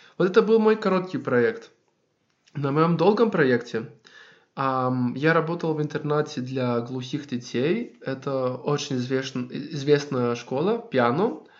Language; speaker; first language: Russian; non-native, fluent; Greek